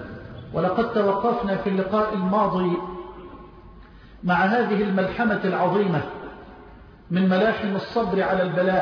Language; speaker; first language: Arabic; native; Arabic